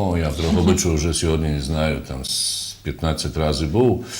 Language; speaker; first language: Ukrainian; non-native, fluent; Polish